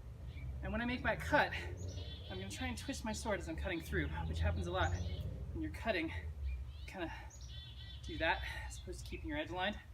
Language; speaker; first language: English; native; English